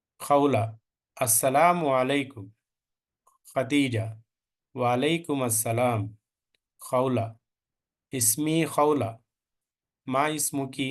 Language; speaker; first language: Arabic; non-native, fluent; Telugu